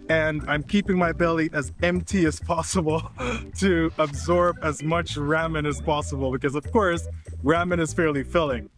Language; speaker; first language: English; native; English